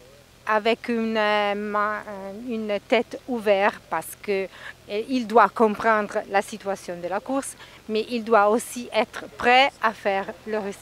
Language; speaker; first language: French; non-native, fluent; Italian